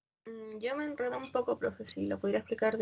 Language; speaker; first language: Spanish; native; Spanish